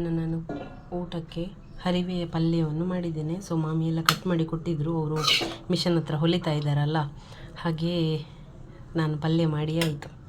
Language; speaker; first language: Kannada; native; Kannada